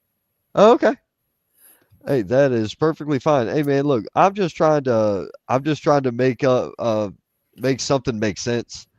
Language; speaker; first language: English; native; English